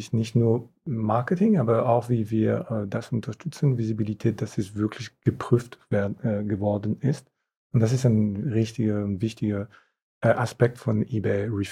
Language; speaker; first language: German; non-native, fluent; French